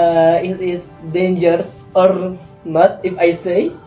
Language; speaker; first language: English; non-native, learner; Indonesian